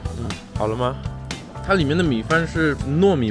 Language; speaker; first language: Chinese; early bilingual, heritage; Chinese